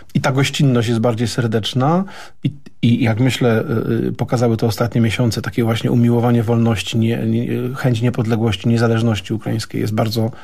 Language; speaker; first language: Polish; native; Polish